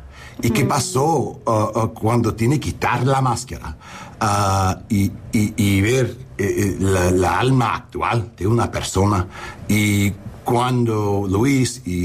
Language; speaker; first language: Spanish; non-native, learner; English